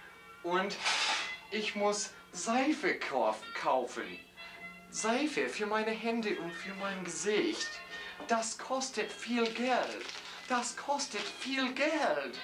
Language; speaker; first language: German; non-native, learner; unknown